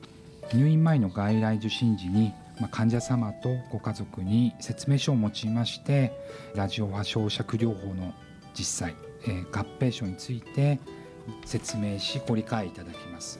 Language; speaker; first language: Japanese; native; Japanese